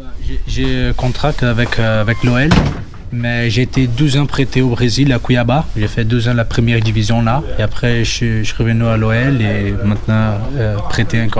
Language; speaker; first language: French; non-native, fluent; Portuguese